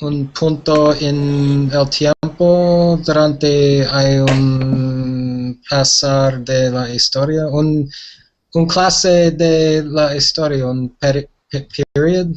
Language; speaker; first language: Spanish; non-native, learner; English